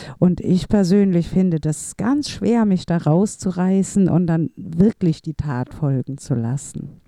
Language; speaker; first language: German; native; German